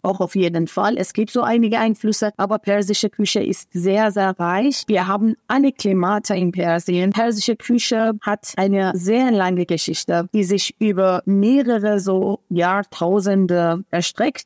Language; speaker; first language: German; non-native, fluent; Persian